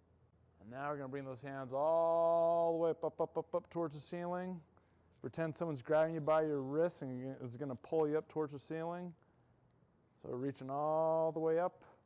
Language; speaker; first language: English; native; English